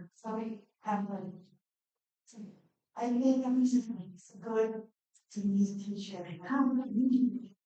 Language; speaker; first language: English; non-native, learner; Thai